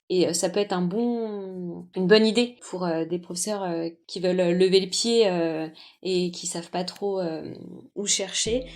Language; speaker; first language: French; native; French